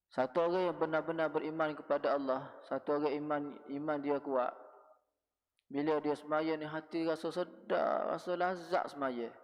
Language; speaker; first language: Malay; native; Malay